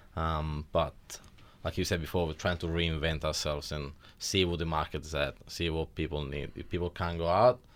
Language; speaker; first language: English; non-native, fluent; Italian